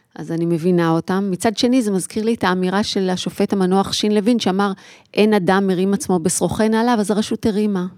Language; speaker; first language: Hebrew; native; Hebrew